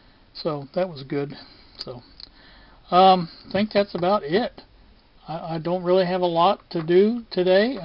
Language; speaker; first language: English; native; English